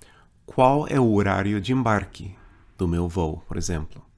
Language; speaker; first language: Portuguese; non-native, fluent; English